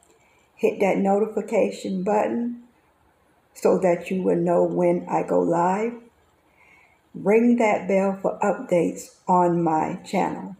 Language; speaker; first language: English; native; English